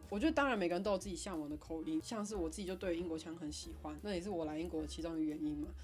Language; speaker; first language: Chinese; native; Chinese